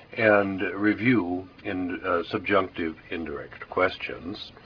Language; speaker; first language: English; native; English